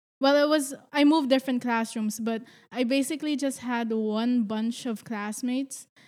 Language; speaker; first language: English; non-native, local second language; Filipino